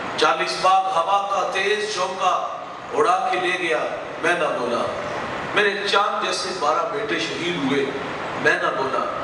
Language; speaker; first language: Urdu; non-native, local second language; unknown